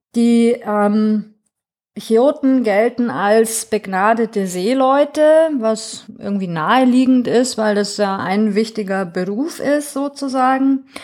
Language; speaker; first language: German; non-native, fluent; Greek